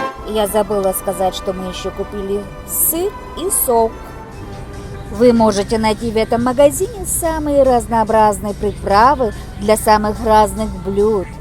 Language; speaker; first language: Russian; non-native, local second language; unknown